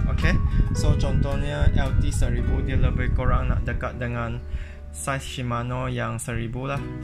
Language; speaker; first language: Malay; native; Malay